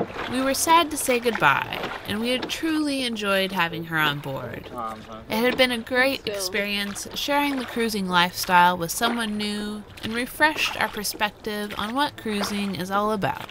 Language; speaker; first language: English; native; English